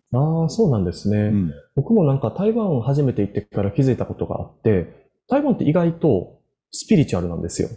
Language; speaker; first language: Japanese; native; Japanese